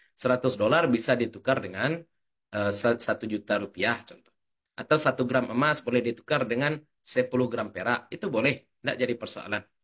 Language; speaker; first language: Indonesian; native; Indonesian